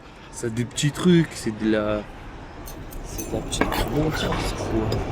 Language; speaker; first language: French; native; French